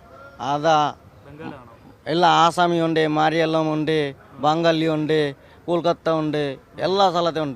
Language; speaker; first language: Malayalam; non-native, learner; Assamese